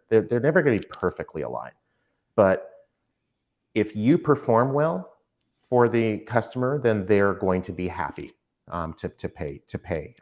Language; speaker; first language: English; native; English